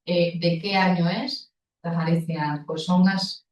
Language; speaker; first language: Spanish; non-native, local second language; Basque